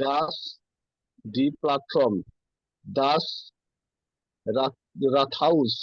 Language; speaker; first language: German; non-native, learner; Bangla